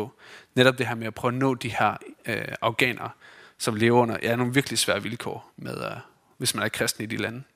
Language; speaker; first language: Danish; native; Danish